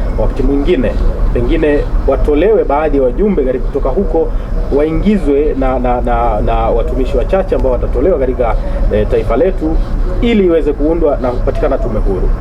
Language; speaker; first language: Swahili; native; Swahili